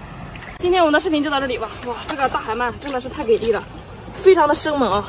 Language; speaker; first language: Chinese; native; Chinese